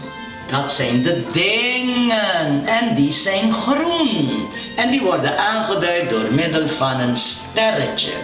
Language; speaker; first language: Dutch; non-native, local second language; Papiamento